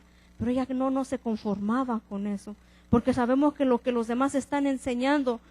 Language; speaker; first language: Spanish; native; Spanish